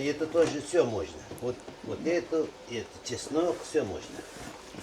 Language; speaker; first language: Russian; non-native, fluent; Uzbek